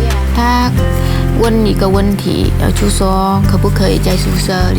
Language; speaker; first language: Chinese; non-native, fluent; Vietnamese